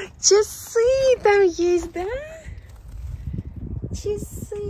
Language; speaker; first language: Russian; native; Russian